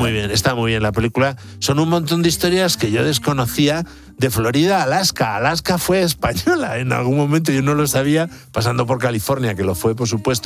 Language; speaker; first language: Spanish; native; Spanish